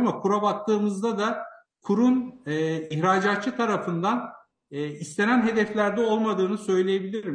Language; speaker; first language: Turkish; native; Turkish